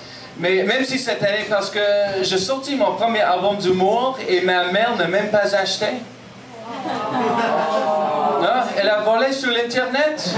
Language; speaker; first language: French; non-native, local second language; English